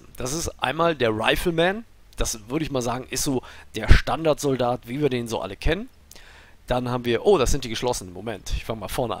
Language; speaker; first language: German; native; German